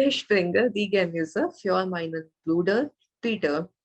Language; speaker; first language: German; non-native, learner; Malayalam